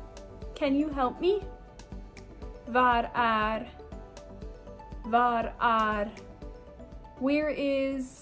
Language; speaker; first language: Swedish; non-native, learner; English